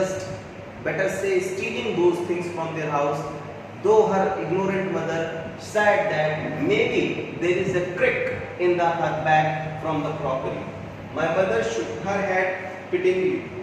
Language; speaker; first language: English; non-native, local second language; Hindi